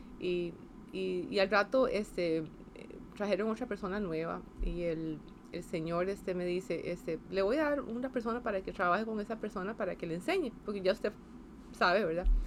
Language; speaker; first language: Spanish; native; Spanish